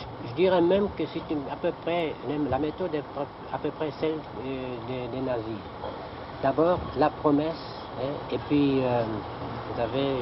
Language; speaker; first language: French; native; French